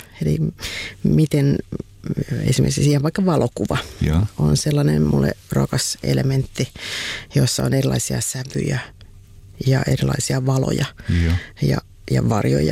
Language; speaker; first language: Finnish; native; Finnish